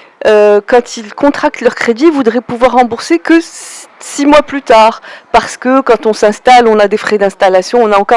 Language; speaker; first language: French; non-native, local second language; Arabic